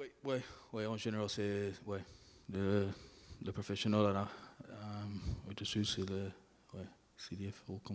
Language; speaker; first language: French; non-native, learner; English